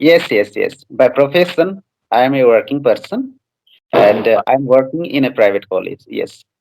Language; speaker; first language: English; non-native, fluent; Odia